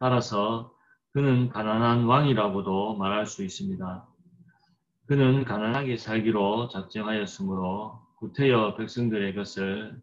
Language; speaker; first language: Korean; native; Korean